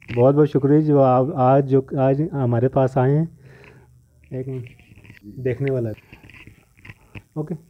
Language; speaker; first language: Urdu; non-native, local second language; Punjabi